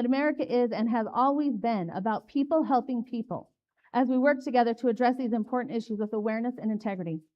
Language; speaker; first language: English; native; English